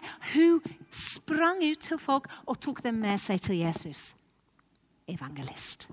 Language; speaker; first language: Norwegian; non-native, fluent; English